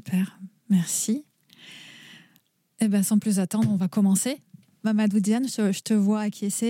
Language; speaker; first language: French; native; French